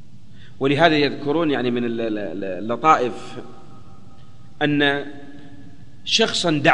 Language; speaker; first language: Arabic; native; Arabic